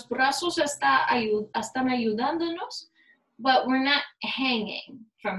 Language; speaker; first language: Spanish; non-native, learner; English